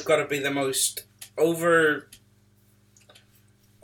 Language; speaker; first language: English; native; English